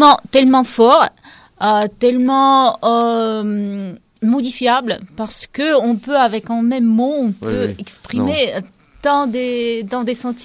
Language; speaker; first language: French; non-native, fluent; Russian